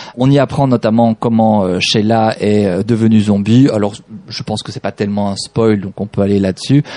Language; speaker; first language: French; native; French